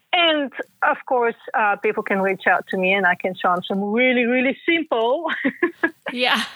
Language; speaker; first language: English; non-native, fluent; Bulgarian